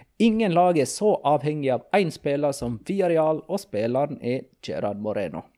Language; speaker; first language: Norwegian; native; Norwegian